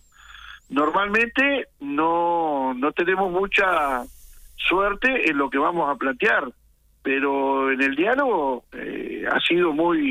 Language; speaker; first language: Spanish; native; Spanish